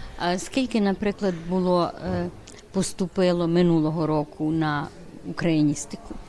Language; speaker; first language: Ukrainian; early bilingual, heritage; Ukrainian